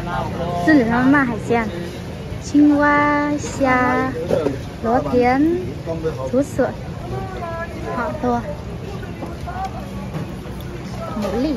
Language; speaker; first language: Chinese; non-native, learner; Vietnamese